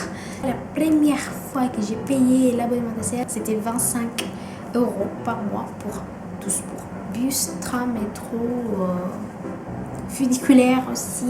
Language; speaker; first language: French; non-native, fluent; Indonesian